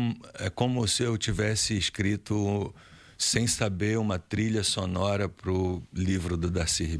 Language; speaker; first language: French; non-native, learner; Portuguese